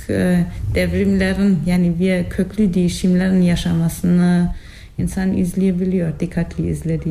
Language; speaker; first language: Turkish; non-native, fluent; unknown